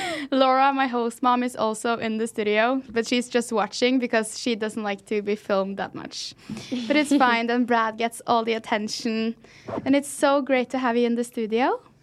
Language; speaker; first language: English; non-native, fluent; Norwegian